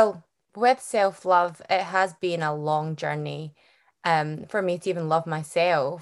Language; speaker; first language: English; native; English